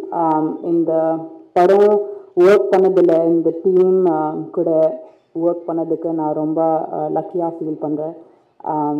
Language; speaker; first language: Tamil; non-native, learner; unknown